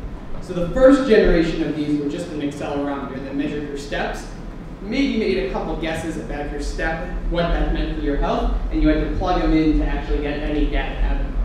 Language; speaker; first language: English; native; English